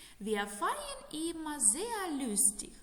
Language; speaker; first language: German; non-native, fluent; Ukrainian